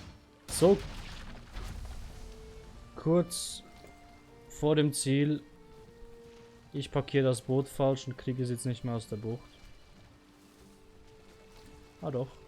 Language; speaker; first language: German; native; German